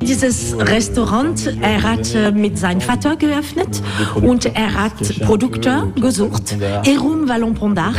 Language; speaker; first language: German; non-native, learner; French